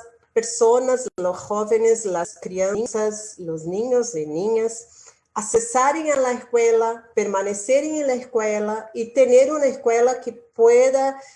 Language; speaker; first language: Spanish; non-native, learner; Portuguese